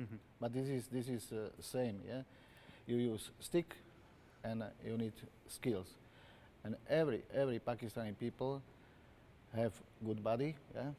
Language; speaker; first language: English; non-native, learner; Slovak